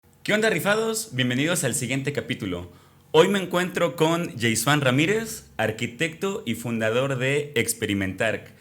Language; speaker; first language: Spanish; native; Spanish